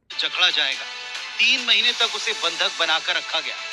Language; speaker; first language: Hindi; native; Hindi